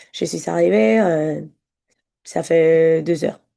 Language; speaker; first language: French; non-native, fluent; Spanish